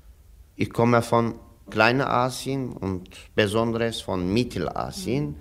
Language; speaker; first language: German; non-native, learner; Turkish